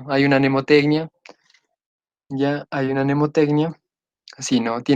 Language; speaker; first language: Spanish; native; Spanish